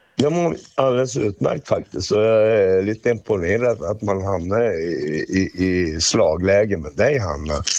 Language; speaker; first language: Swedish; native; Swedish